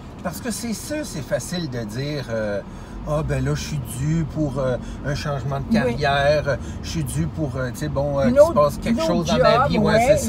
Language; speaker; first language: French; native; French